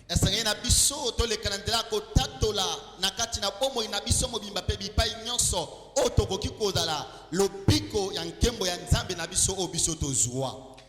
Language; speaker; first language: Lingala; native; Lingala